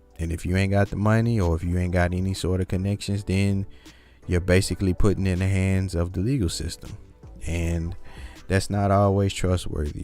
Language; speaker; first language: English; native; English